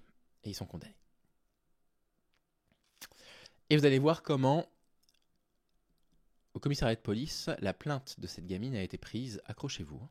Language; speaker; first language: French; native; French